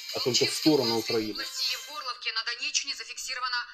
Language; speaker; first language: Russian; native; Russian